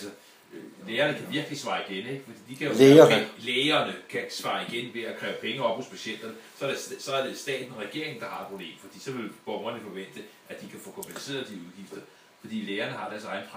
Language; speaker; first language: Danish; native; Danish